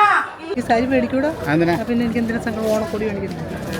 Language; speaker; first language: Malayalam; native; Malayalam